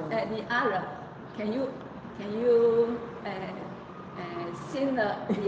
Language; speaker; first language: English; non-native, learner; Chinese